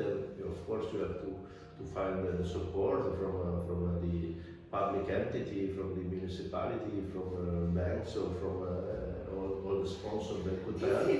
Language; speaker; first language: English; non-native, fluent; Italian